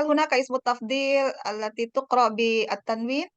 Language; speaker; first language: Arabic; non-native, fluent; Indonesian